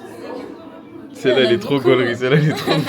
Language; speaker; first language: French; native; French